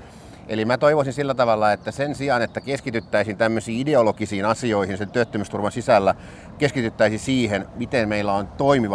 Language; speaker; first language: Finnish; native; Finnish